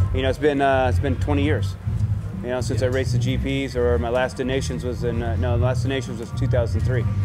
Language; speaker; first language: English; native; English